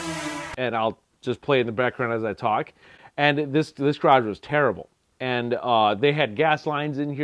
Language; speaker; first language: English; native; English